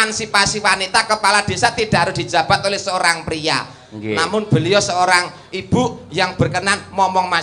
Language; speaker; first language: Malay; non-native, local second language; Javanese